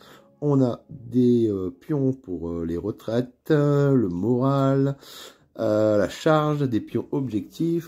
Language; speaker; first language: French; native; French